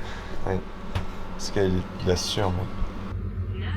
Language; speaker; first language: French; native; French